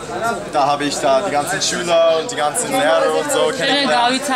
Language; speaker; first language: German; non-native, fluent; English